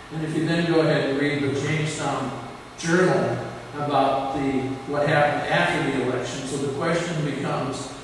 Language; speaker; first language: English; native; English